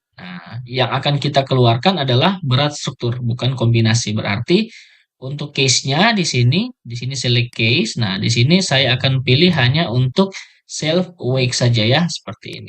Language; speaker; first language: Indonesian; native; Indonesian